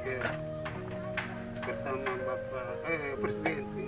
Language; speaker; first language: Indonesian; non-native, local second language; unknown